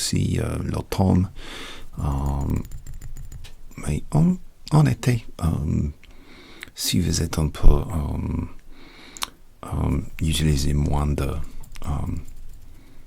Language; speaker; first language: French; non-native, learner; English